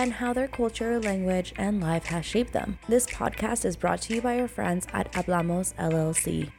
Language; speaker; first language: English; early bilingual, other home language; Spanish